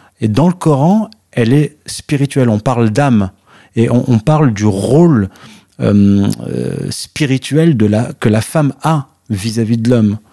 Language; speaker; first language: French; early bilingual, other home language; Arabic